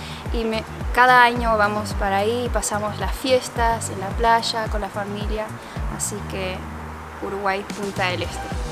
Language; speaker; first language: Spanish; early bilingual, heritage; Spanish